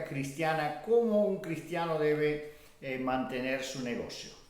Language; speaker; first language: Spanish; non-native, fluent; Bulgarian